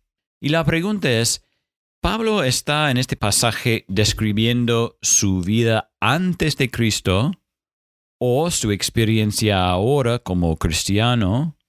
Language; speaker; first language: Spanish; non-native, fluent; English